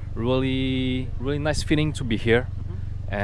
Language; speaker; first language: English; non-native, learner; French